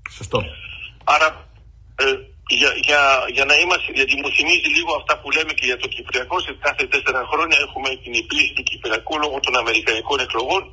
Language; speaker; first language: Greek; early bilingual, heritage; Greek